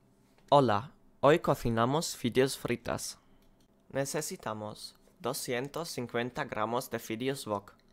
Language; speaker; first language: Spanish; non-native, learner; German